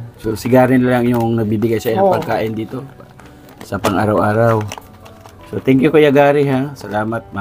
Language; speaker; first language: Filipino; native; Filipino